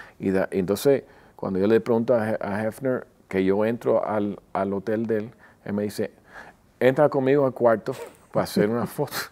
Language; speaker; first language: Spanish; early bilingual, heritage; Spanish